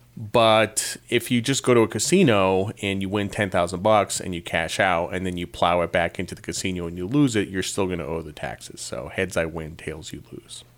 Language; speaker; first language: English; native; English